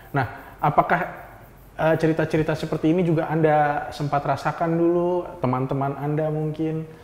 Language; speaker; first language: Indonesian; native; Indonesian